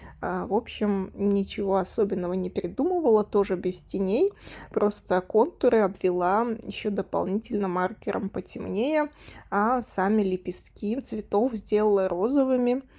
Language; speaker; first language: Russian; native; Russian